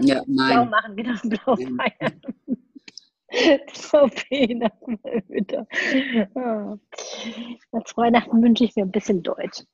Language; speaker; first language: German; native; German